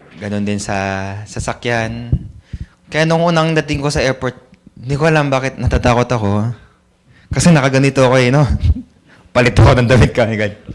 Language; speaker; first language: Filipino; native; Filipino